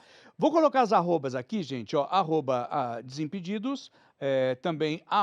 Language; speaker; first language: Portuguese; native; Portuguese